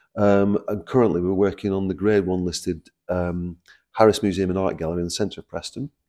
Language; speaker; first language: English; native; English